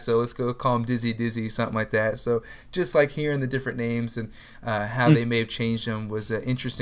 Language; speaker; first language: English; native; English